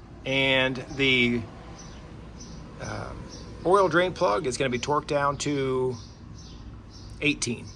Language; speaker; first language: English; native; English